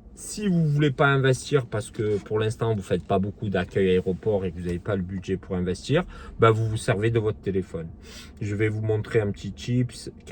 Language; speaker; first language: French; native; French